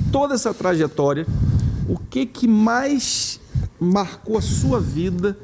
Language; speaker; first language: Portuguese; native; Portuguese